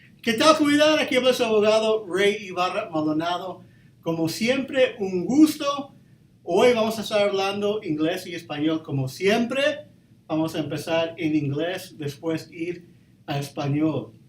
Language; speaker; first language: Spanish; early bilingual, heritage; Spanish